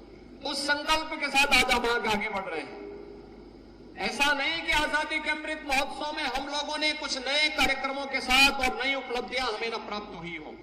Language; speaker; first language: Hindi; native; Hindi